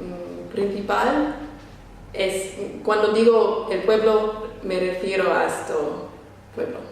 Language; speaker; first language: Spanish; non-native, fluent; English